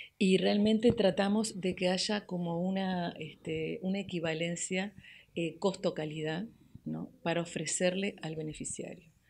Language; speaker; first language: Spanish; native; Spanish